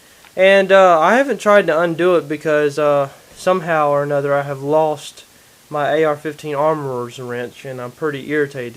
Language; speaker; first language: English; native; English